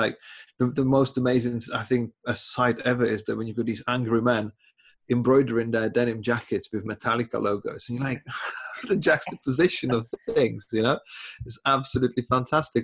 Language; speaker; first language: English; non-native, fluent; Czech